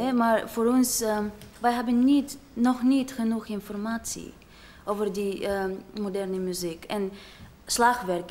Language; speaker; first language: Dutch; non-native, learner; Bulgarian